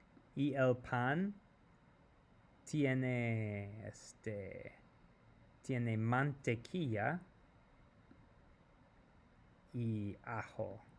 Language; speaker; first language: Spanish; non-native, fluent; English